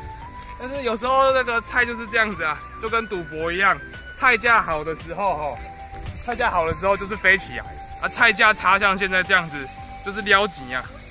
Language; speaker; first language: Chinese; native; Chinese